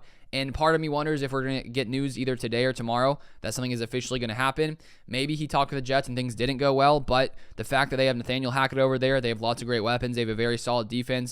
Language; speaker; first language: English; native; English